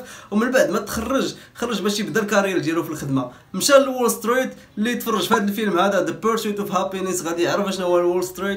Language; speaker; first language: Arabic; native; Arabic